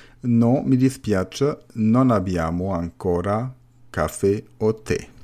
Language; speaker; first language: Italian; non-native, learner; German